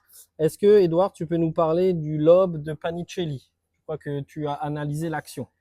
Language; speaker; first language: French; native; French